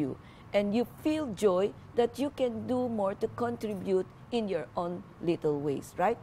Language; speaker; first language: English; non-native, local second language; Filipino